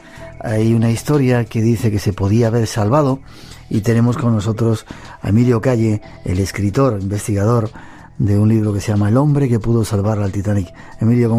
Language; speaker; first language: Spanish; native; Spanish